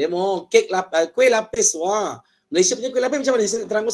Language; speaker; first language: Japanese; non-native, fluent; Malay